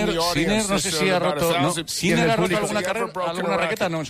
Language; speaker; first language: Spanish; native; Spanish